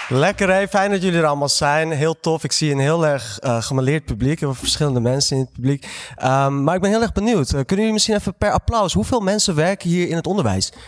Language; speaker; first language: Dutch; early bilingual, other home language; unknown